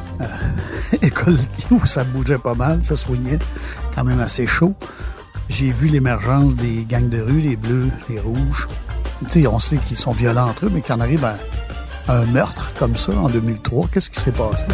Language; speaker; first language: French; native; French